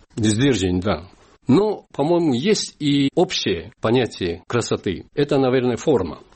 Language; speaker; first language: Russian; non-native, fluent; Japanese